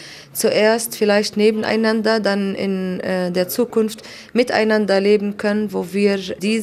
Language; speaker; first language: German; non-native, fluent; Arabic